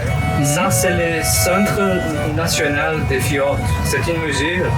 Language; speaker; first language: French; non-native, learner; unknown